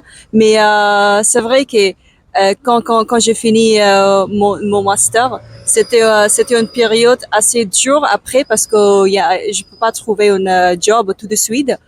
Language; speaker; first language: French; non-native, learner; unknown